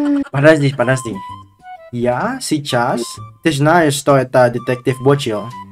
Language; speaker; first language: Russian; non-native, learner; Indonesian